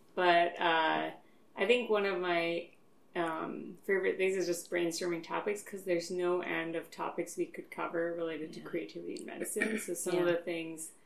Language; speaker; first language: English; native; English